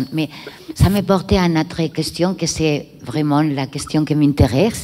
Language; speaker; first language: French; non-native, learner; Catalan